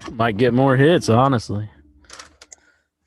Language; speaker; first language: English; native; English